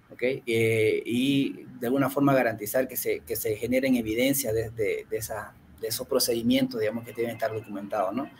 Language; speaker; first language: Spanish; native; Spanish